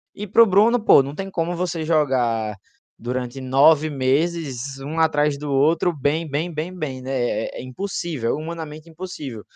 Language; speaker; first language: Portuguese; native; Portuguese